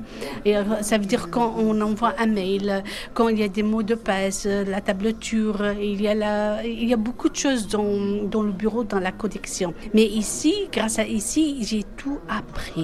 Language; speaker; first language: French; non-native, fluent; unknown